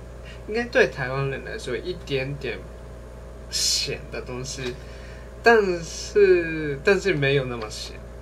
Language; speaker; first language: Chinese; non-native, fluent; Japanese